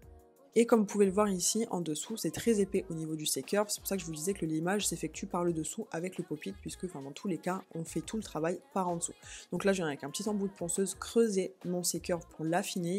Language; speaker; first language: French; native; French